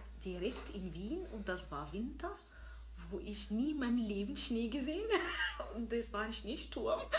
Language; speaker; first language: German; non-native, fluent; Arabic